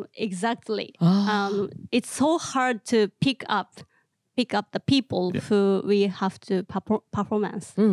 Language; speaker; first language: English; non-native, learner; Japanese